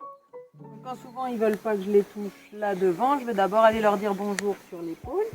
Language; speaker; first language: French; native; French